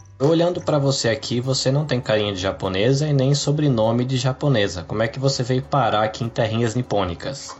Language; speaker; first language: Portuguese; native; Portuguese